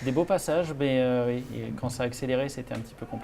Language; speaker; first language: French; native; French